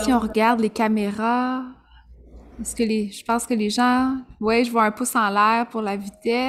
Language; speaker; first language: French; native; French